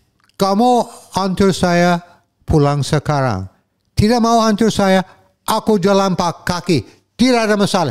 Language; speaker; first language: Indonesian; non-native, fluent; English